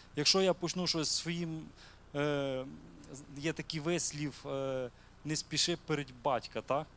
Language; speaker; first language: Ukrainian; native; Ukrainian